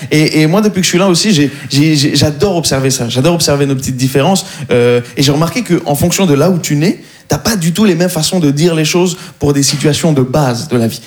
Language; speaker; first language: French; native; French